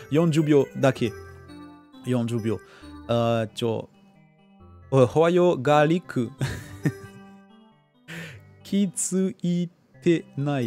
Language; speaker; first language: Japanese; non-native, learner; French